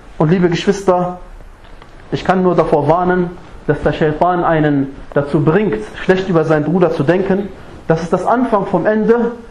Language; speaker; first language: German; non-native, fluent; Arabic